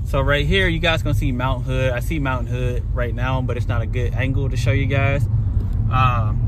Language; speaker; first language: English; native; English